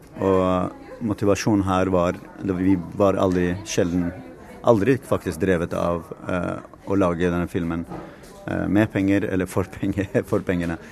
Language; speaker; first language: Norwegian; non-native, fluent; Kurdish